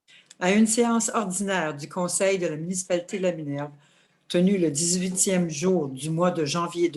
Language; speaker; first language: French; native; French